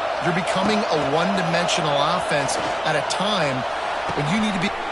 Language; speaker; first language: English; native; English